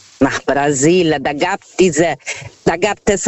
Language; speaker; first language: German; non-native, fluent; Portuguese